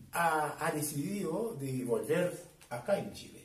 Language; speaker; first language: Spanish; non-native, fluent; Haitian Creole